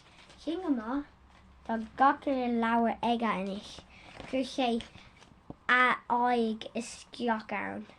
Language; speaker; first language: Irish; non-native, learner; English